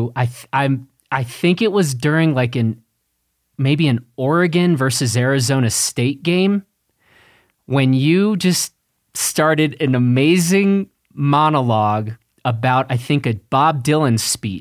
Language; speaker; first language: English; native; English